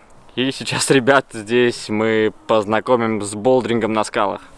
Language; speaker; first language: Russian; native; Russian